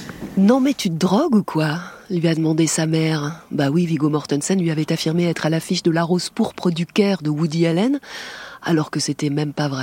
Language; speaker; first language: French; native; French